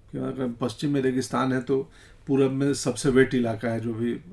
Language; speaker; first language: Hindi; native; Hindi